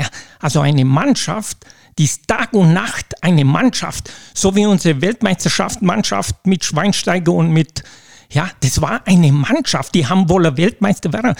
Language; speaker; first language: German; non-native, local second language; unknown